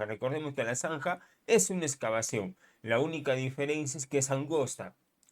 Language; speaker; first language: Spanish; native; Spanish